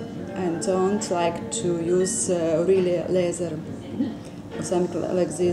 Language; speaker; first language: English; non-native, learner; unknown